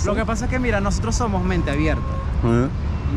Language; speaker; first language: Spanish; native; Spanish